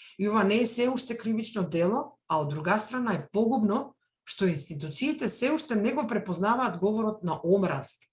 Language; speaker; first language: Macedonian; non-native, local second language; Albanian